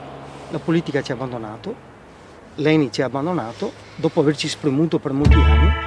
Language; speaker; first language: Italian; native; Italian